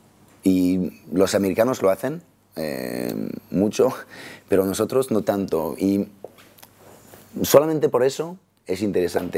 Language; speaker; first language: Spanish; non-native, fluent; French